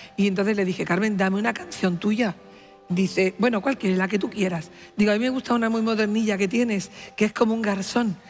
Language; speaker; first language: Spanish; native; Spanish